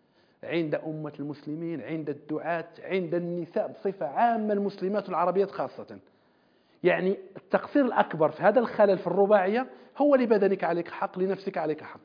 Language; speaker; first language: Arabic; native; Arabic